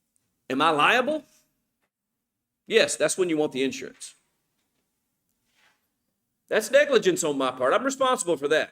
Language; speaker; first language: English; native; English